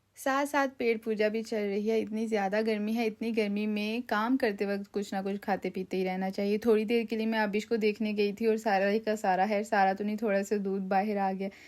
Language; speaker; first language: Urdu; non-native, local second language; Punjabi